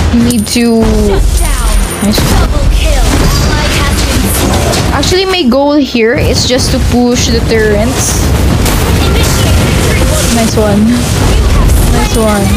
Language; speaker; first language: English; non-native, local second language; Filipino